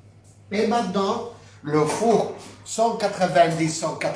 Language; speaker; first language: French; non-native, fluent; Spanish